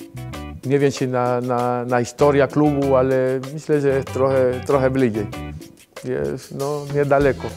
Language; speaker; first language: Polish; non-native, learner; Spanish